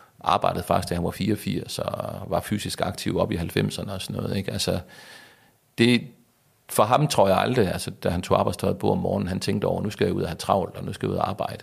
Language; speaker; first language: Danish; native; Danish